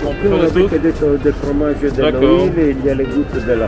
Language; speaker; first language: French; non-native, learner; Italian